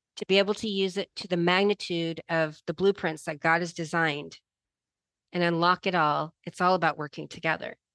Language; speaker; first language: English; native; English